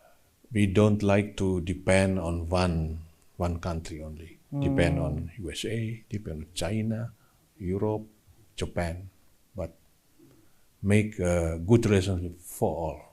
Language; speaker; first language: English; non-native, learner; Indonesian